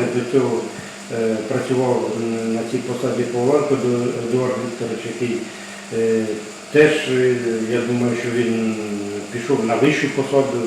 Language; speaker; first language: Ukrainian; native; Ukrainian